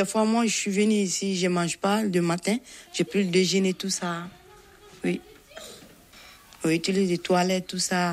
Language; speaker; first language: French; non-native, learner; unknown